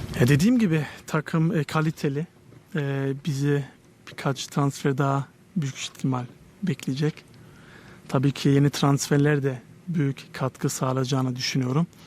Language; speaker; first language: Turkish; early bilingual, heritage; Turkish